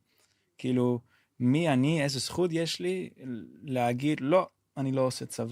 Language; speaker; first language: Hebrew; non-native, fluent; Dutch